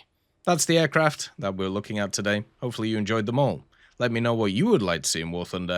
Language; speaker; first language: English; native; English